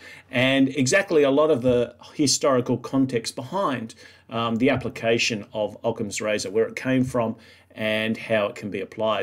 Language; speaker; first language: English; native; English